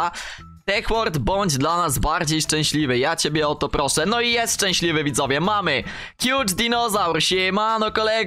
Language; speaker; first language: Polish; native; Polish